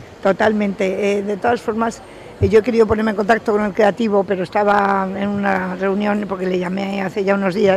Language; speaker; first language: Spanish; native; Spanish